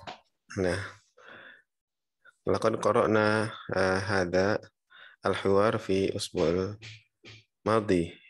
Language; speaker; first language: Arabic; non-native, fluent; Indonesian